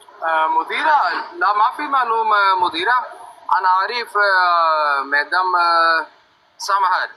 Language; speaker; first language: Arabic; non-native, learner; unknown